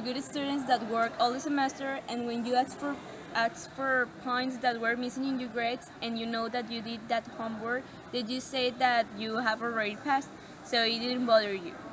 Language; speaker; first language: English; non-native, learner; Spanish